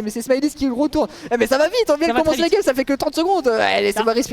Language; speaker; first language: French; native; French